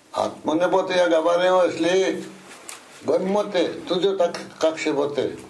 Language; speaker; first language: Russian; non-native, learner; Bangla